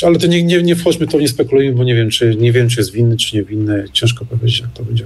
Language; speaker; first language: Polish; native; Polish